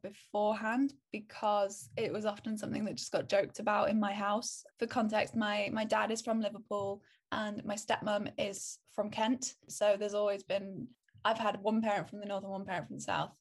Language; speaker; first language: English; native; English